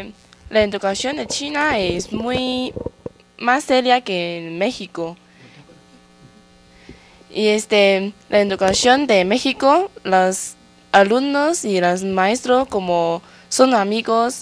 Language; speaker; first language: Spanish; non-native, learner; Chinese